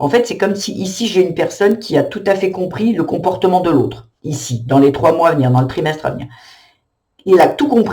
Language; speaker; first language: French; native; French